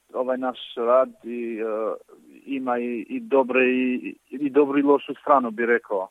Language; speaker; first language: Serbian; non-native, local second language; Albanian